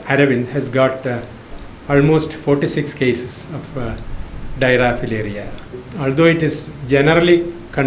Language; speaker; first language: English; non-native, local second language; Malayalam